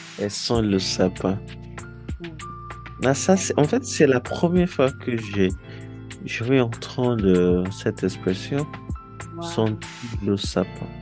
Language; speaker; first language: French; non-native, learner; Yoruba